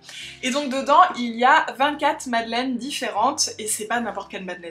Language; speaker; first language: French; native; French